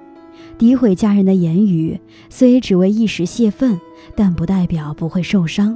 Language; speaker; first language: Chinese; native; Chinese